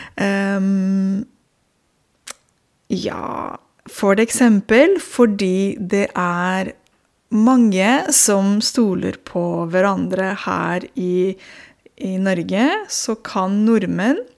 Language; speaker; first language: Norwegian; non-native, fluent; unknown